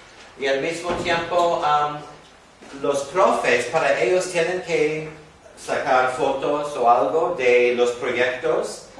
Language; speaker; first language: Spanish; non-native, fluent; English